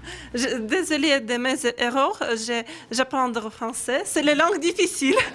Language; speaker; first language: French; non-native, learner; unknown